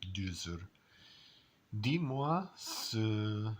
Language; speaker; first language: French; non-native, learner; English